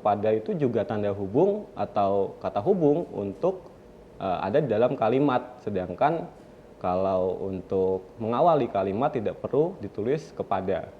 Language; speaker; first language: Indonesian; native; Indonesian